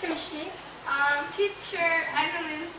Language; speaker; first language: English; non-native, learner; Korean